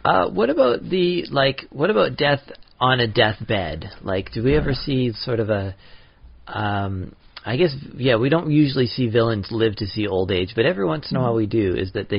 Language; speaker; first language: English; native; English